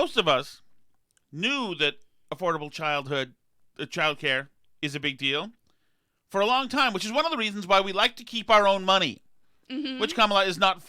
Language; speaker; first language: English; native; English